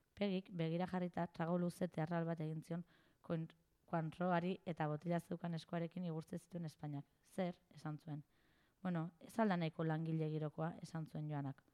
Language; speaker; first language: Basque; native; Basque